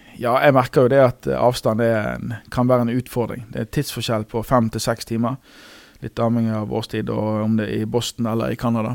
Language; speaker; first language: Norwegian; native; Norwegian